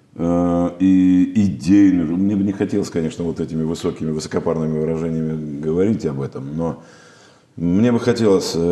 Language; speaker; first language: Russian; native; Russian